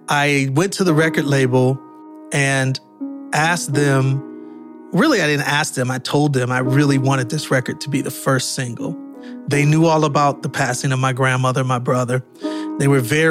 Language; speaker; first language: English; native; English